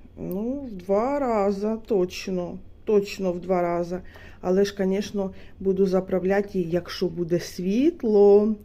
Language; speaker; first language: Ukrainian; native; Ukrainian